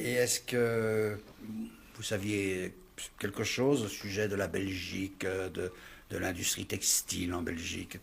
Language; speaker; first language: French; native; French